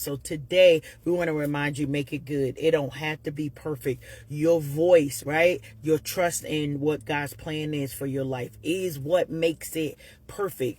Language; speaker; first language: English; native; English